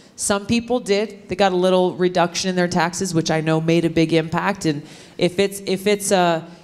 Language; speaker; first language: English; native; English